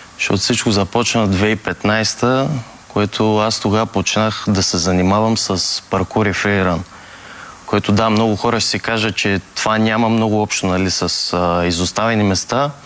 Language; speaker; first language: Bulgarian; early bilingual, heritage; Bulgarian